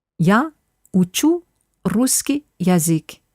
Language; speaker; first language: Russian; non-native, fluent; English